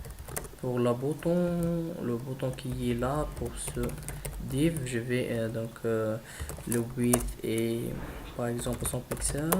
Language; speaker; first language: French; non-native, learner; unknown